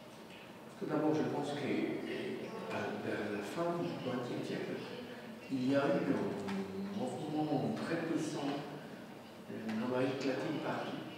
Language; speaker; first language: French; non-native, fluent; Spanish